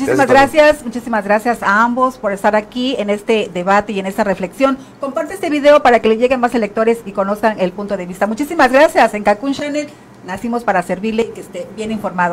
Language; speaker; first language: Spanish; native; Spanish